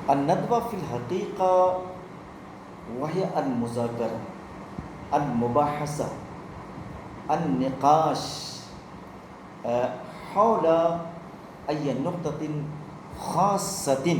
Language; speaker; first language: Arabic; non-native, fluent; Urdu